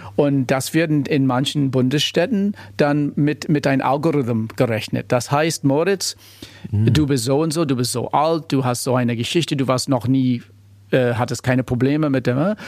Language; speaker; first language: German; non-native, fluent; English